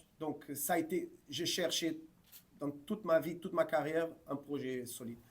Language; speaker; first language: French; non-native, fluent; Portuguese